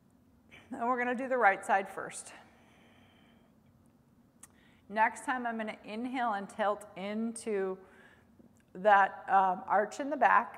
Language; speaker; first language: English; native; English